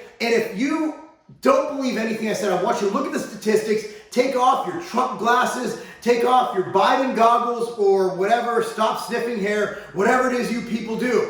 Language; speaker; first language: English; native; English